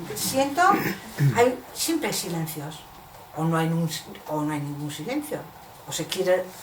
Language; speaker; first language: Spanish; non-native, local second language; Basque